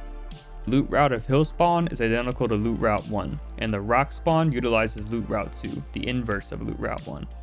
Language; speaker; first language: English; native; English